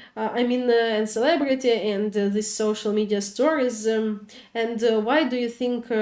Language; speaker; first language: English; non-native, fluent; Ukrainian